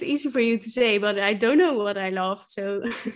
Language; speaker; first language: English; non-native, fluent; Dutch